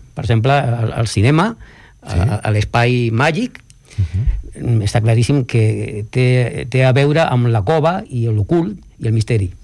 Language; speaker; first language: Catalan; non-native, local second language; Spanish